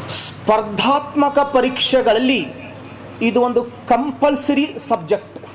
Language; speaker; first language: Kannada; native; Kannada